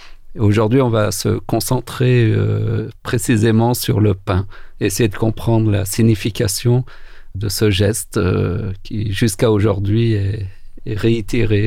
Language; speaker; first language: French; native; French